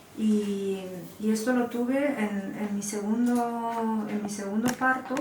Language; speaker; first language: Spanish; non-native, fluent; Romanian